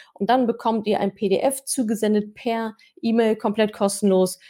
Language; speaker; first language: German; non-native, fluent; English